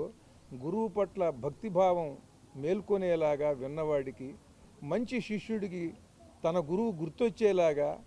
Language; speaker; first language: Telugu; native; Telugu